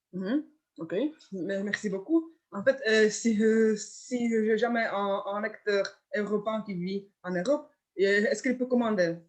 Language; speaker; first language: French; non-native, fluent; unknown